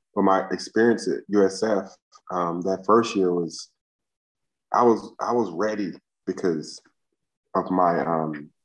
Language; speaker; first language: English; native; English